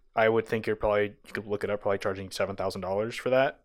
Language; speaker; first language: English; native; English